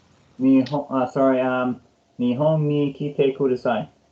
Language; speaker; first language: Japanese; non-native, learner; English